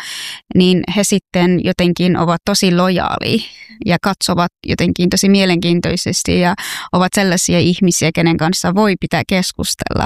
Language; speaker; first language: Finnish; non-native, fluent; Persian